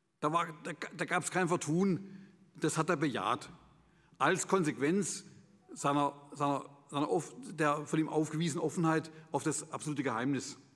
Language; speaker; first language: German; native; German